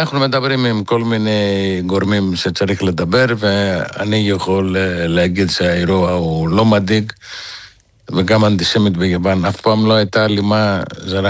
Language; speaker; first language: Hebrew; non-native, fluent; Greek